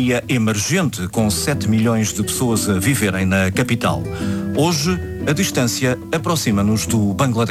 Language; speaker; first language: Portuguese; native; Portuguese